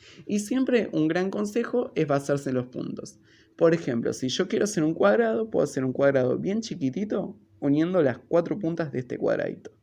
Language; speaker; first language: Spanish; native; Spanish